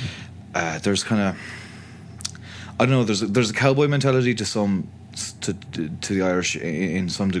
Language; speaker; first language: English; native; English